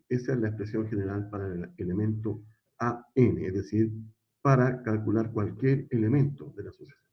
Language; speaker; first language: Spanish; native; Spanish